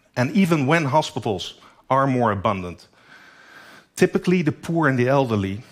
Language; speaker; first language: English; non-native, fluent; Dutch